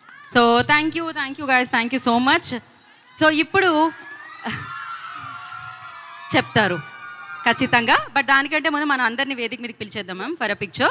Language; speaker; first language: Telugu; native; Telugu